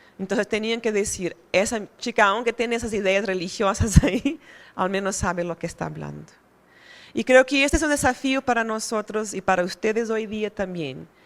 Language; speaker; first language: Spanish; non-native, fluent; Portuguese